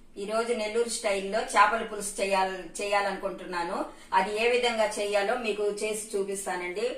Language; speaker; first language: Telugu; native; Telugu